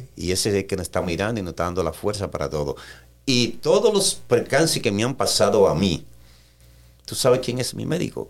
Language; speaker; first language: Spanish; native; Spanish